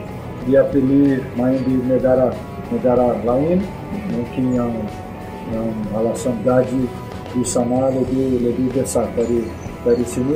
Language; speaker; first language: Indonesian; non-native, fluent; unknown